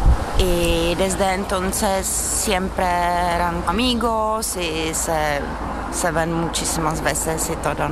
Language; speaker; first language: Spanish; non-native, learner; Czech